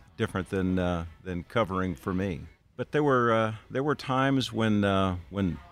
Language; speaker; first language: English; native; English